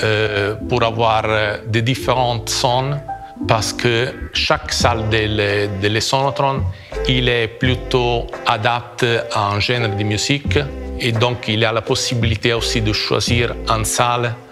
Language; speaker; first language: French; non-native, fluent; Italian